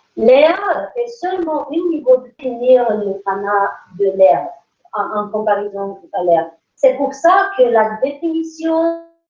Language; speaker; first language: French; non-native, learner; English